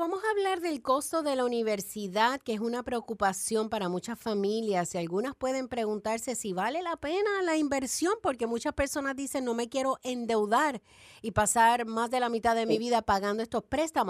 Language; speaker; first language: Spanish; native; Spanish